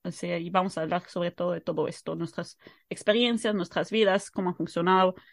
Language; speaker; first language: Spanish; early bilingual, heritage; Spanish